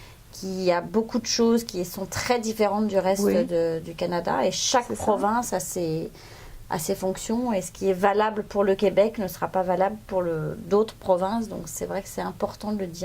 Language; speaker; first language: French; native; French